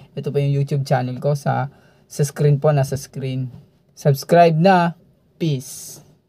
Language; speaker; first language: Filipino; non-native, local second language; Cebuano